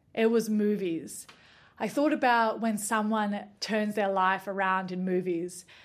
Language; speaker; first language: English; native; English